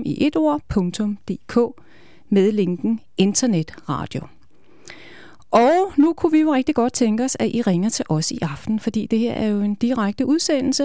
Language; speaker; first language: Danish; native; Danish